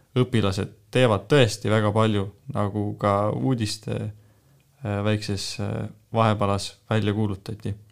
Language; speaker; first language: Estonian; native; Estonian